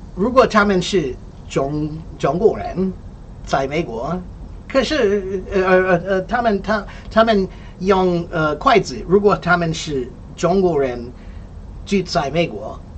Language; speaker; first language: Chinese; non-native, learner; English